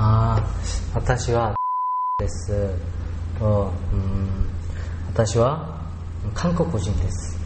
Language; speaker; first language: Japanese; non-native, learner; Korean